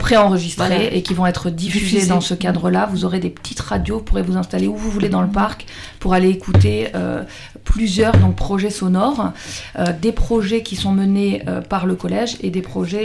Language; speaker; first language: French; native; French